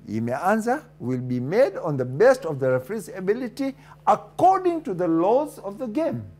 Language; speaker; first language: English; non-native, local second language; Swahili